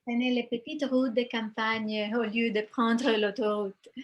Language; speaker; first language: French; non-native, fluent; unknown